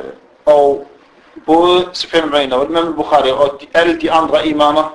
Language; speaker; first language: Danish; non-native, fluent; Arabic